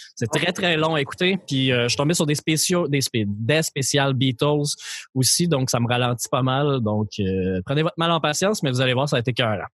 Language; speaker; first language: French; native; French